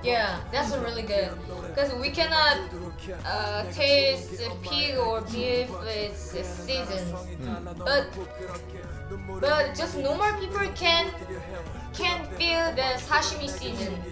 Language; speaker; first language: English; non-native, learner; Korean